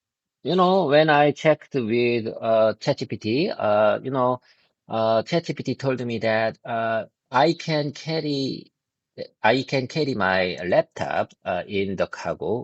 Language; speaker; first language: English; non-native, learner; Korean